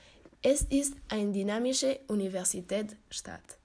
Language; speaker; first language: German; non-native, learner; French